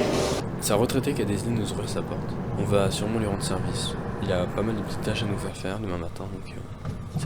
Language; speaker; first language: French; native; French